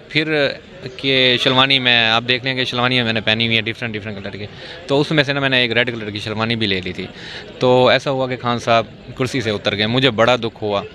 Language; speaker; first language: Urdu; non-native, local second language; Punjabi